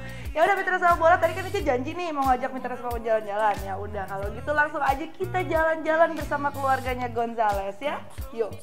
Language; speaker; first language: Indonesian; native; Indonesian